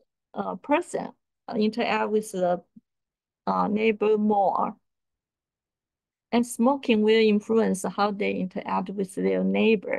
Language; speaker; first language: English; non-native, fluent; Chinese